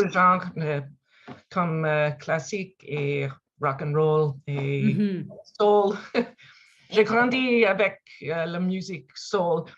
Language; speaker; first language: French; non-native, learner; English